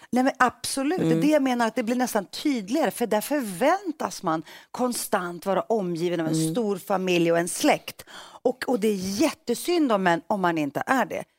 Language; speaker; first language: Swedish; early bilingual, other home language; Greek